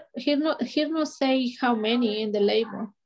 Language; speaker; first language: English; non-native, learner; Spanish